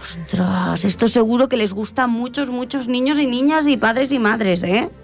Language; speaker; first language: Spanish; non-native, local second language; Catalan